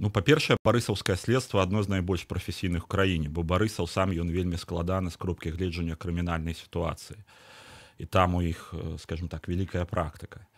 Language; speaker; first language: Belarusian; native; Belarusian